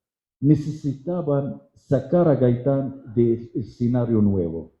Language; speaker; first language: Spanish; non-native, fluent; Arabic